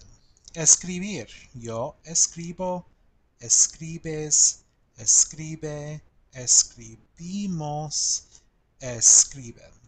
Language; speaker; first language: Spanish; non-native, learner; English